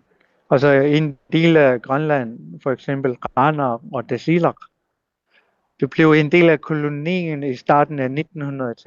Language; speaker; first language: Danish; non-native, local second language; Kalaallisut